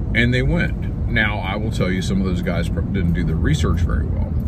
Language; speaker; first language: English; native; English